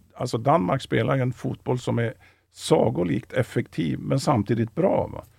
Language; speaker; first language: Swedish; native; Swedish